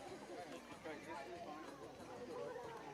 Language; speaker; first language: Portuguese; native; Portuguese